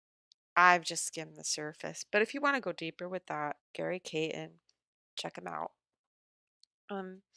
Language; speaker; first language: English; native; English